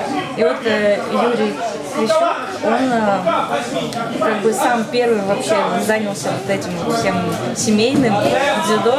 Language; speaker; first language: Russian; native; Russian